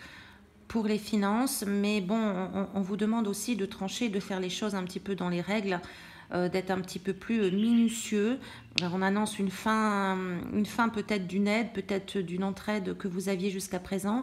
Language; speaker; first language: French; native; French